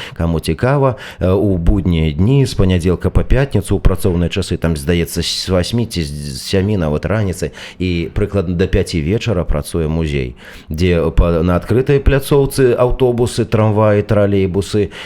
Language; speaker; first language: Belarusian; non-native, local second language; Russian